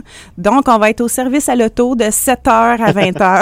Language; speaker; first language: French; native; French